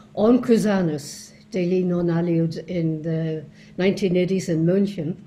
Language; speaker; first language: English; native; English